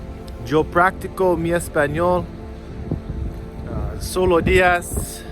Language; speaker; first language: Spanish; non-native, learner; English